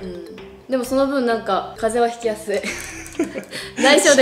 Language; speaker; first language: Japanese; native; Japanese